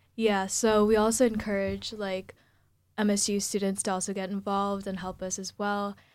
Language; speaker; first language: English; early bilingual, other home language; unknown